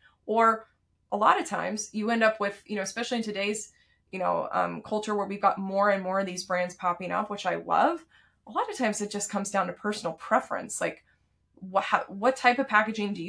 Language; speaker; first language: English; native; English